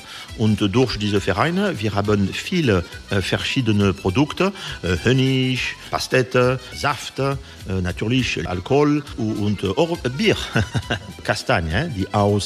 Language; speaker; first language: German; non-native, fluent; French